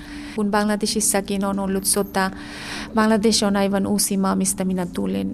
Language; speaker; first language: Finnish; non-native, fluent; Bangla